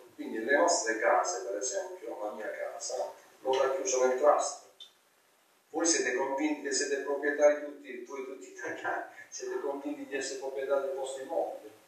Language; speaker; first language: Italian; native; Italian